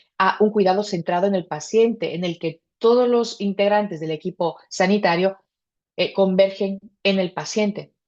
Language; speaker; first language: Spanish; native; Spanish